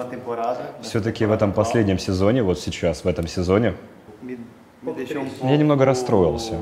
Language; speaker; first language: Russian; non-native, fluent; Portuguese